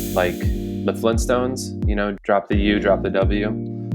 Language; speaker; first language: English; native; English